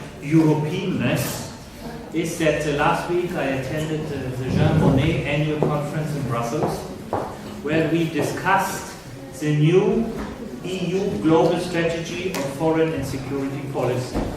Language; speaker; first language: English; non-native, fluent; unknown